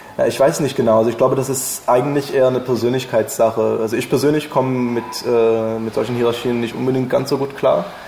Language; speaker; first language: German; non-native, fluent; English